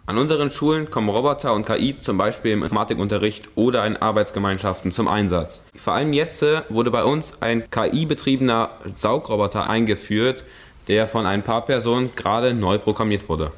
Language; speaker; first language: German; native; German